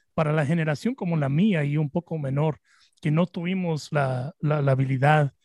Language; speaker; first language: Spanish; early bilingual, heritage; Spanish